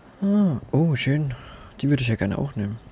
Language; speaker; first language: German; native; German